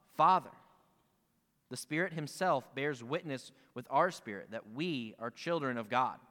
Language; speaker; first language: English; native; English